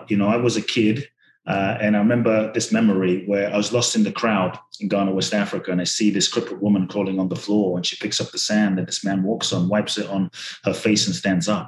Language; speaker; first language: English; native; English